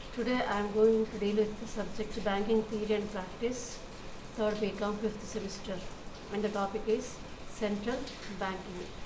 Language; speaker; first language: English; non-native, local second language; Telugu